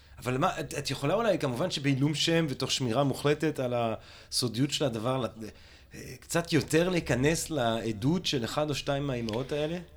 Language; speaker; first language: Hebrew; non-native, fluent; English